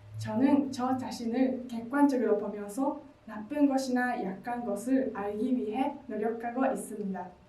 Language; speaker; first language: Korean; non-native, learner; Japanese